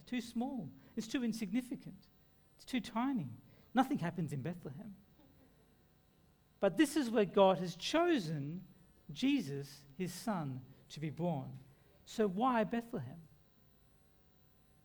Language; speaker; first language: English; native; English